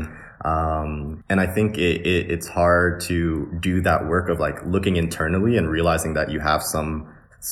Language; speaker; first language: English; native; English